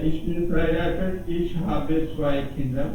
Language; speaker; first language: German; non-native, learner; Urdu